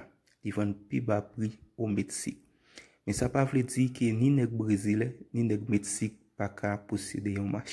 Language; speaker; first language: French; non-native, local second language; Haitian Creole